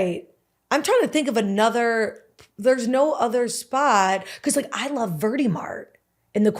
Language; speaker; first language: English; native; English